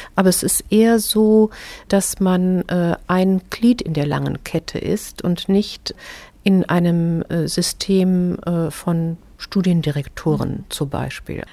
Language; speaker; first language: German; native; German